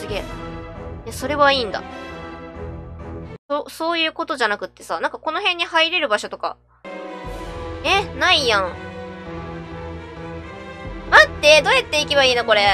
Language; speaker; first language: Japanese; native; Japanese